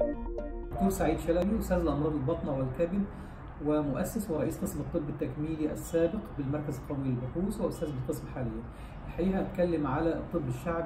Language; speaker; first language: Arabic; native; Arabic